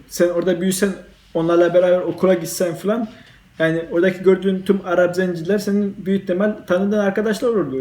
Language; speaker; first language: Turkish; early bilingual, heritage; Turkish